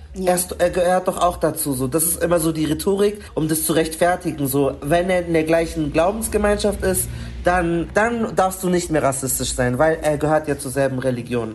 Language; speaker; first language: German; early bilingual, other home language; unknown